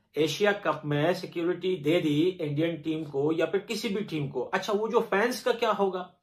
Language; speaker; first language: Hindi; native; Hindi